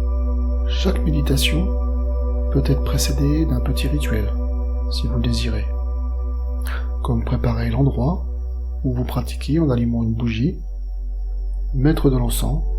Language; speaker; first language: French; native; French